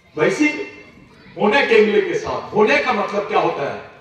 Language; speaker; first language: Hindi; non-native, local second language; Marathi